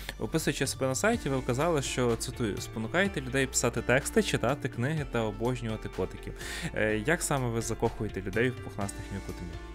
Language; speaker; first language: Ukrainian; native; Ukrainian